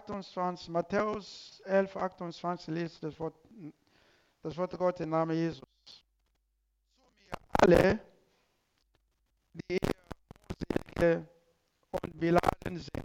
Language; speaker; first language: German; non-native, learner; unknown